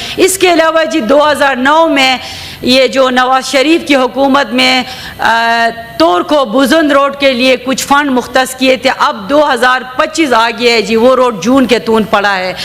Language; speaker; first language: Urdu; non-native, local second language; Khowar